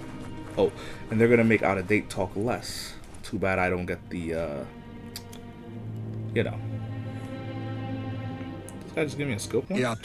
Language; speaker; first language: English; native; English